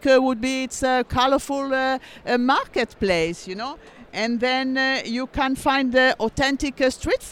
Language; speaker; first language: English; non-native, fluent; French